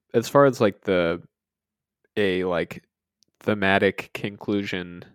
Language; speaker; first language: English; native; English